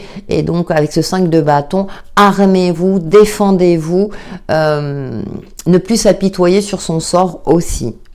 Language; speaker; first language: French; native; French